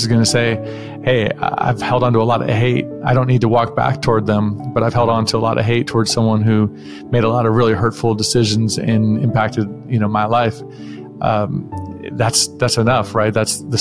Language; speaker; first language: English; native; English